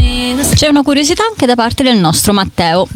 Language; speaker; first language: Italian; native; Italian